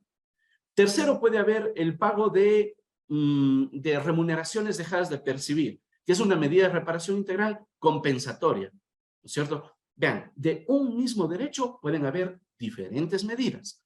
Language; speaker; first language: Spanish; native; Spanish